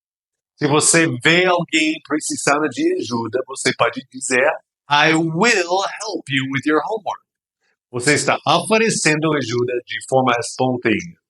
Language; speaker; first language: Portuguese; non-native, fluent; English